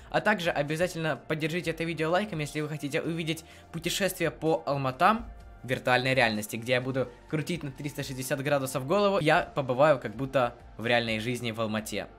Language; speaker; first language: Russian; native; Russian